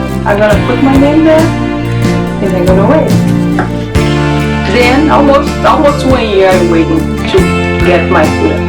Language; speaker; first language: English; non-native, learner; Portuguese